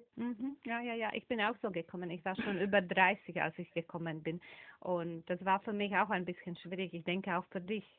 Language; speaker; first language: German; non-native, fluent; Slovak